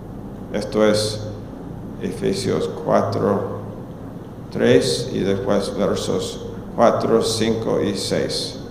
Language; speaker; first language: Spanish; non-native, fluent; English